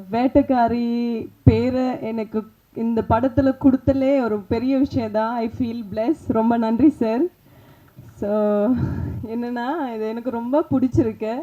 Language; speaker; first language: Tamil; non-native, fluent; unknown